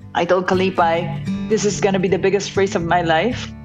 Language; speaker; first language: English; non-native, local second language; Hiligaynon